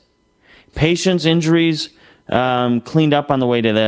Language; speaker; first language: English; native; English